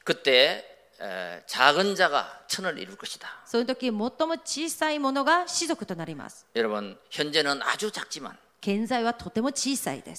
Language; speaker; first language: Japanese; non-native, fluent; Korean